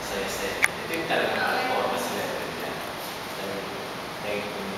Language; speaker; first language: Filipino; native; Filipino